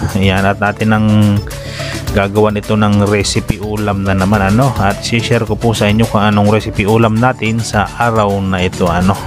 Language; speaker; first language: Filipino; non-native, local second language; Cebuano